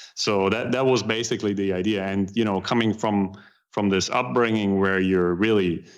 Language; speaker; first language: English; non-native, fluent; German